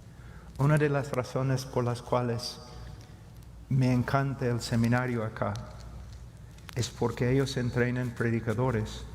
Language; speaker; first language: Spanish; non-native, fluent; English